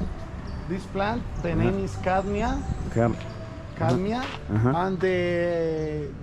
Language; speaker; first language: English; non-native, learner; Spanish